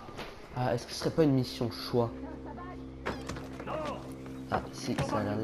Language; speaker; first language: French; native; French